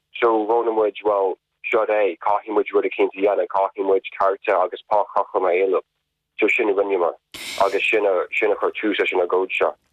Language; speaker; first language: Irish; non-native, fluent; English